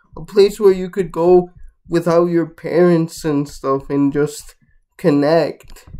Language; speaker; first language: English; non-native, fluent; Spanish